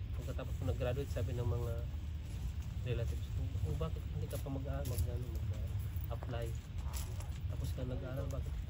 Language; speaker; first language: Filipino; non-native, local second language; Tausug